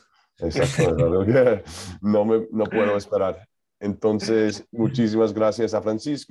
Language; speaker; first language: Spanish; non-native, learner; English